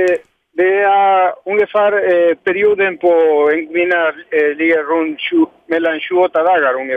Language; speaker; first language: Swedish; non-native, learner; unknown